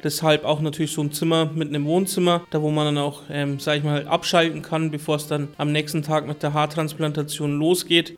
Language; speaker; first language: German; early bilingual, other home language; Turkish